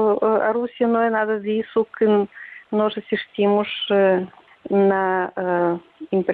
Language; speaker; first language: Portuguese; non-native, fluent; Russian